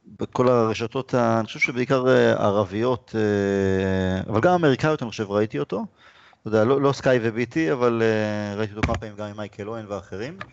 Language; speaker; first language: Hebrew; native; Hebrew